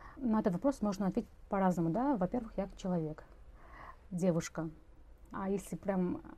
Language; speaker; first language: Russian; non-native, local second language; Kazakh